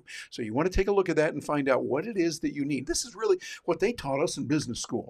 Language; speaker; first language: English; native; English